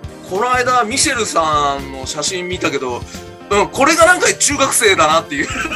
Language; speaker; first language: Japanese; native; Japanese